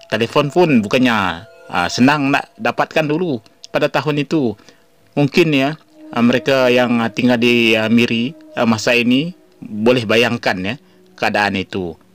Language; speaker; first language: Malay; non-native, local second language; Iban